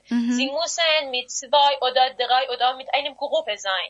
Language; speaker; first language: German; non-native, learner; Persian